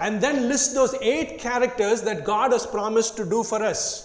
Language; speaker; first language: English; non-native, local second language; Tamil